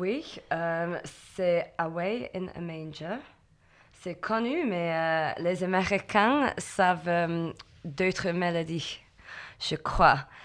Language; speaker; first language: French; non-native, learner; English